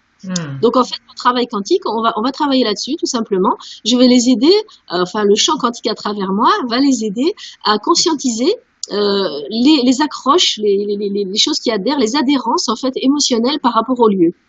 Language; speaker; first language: French; native; French